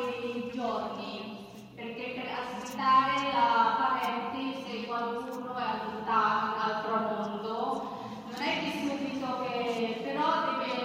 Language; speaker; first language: Italian; non-native, learner; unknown